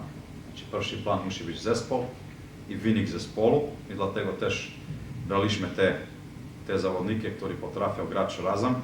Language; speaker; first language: Polish; non-native, fluent; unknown